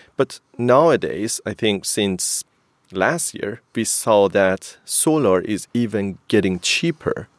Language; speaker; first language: English; non-native, fluent; Persian